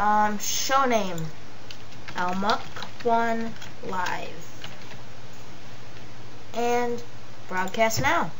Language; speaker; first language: English; native; English